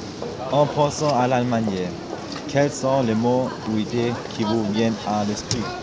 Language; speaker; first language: French; non-native, learner; German